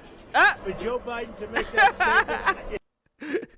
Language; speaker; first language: English; native; English